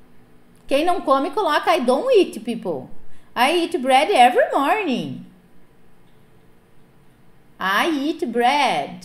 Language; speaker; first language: English; non-native, fluent; Portuguese